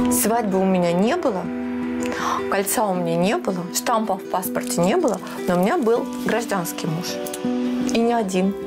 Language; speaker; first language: Russian; native; Russian